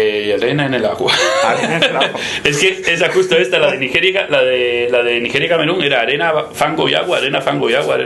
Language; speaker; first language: Spanish; native; Spanish